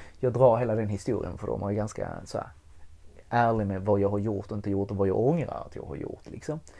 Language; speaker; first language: Swedish; early bilingual, other home language; Spanish